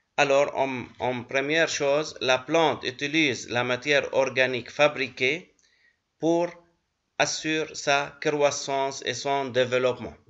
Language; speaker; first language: French; non-native, local second language; Arabic